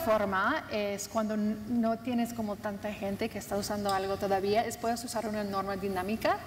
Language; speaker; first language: Spanish; non-native, fluent; English